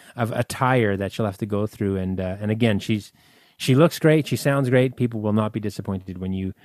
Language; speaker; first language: English; native; English